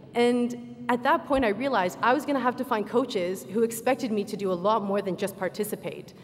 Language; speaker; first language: English; native; English